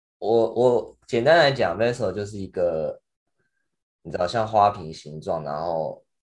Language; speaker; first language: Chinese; native; Chinese